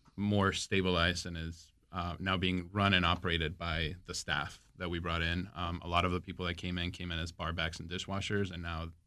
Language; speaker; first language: English; early bilingual, other home language; Spanish